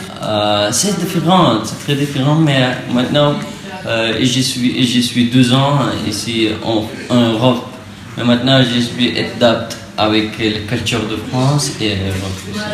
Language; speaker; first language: French; non-native, learner; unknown